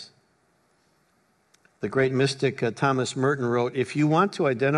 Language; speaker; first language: English; native; English